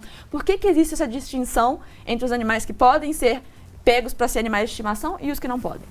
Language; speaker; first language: Portuguese; native; Portuguese